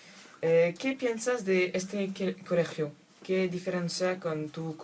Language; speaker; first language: Spanish; non-native, learner; French